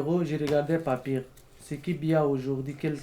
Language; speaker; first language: French; non-native, learner; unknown